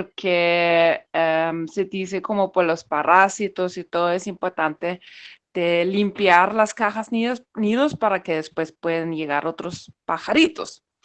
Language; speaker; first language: Spanish; non-native, fluent; German